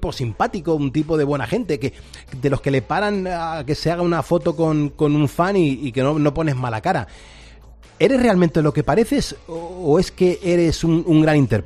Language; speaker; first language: Spanish; native; Spanish